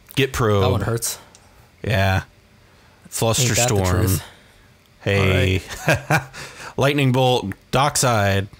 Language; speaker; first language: English; native; English